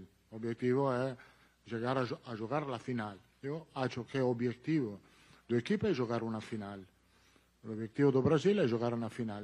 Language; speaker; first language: Portuguese; non-native, learner; Italian